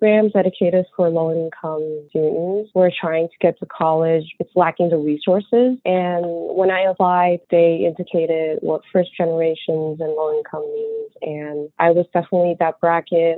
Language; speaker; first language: English; early bilingual, other home language; Chinese